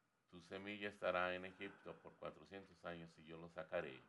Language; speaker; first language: Spanish; native; Spanish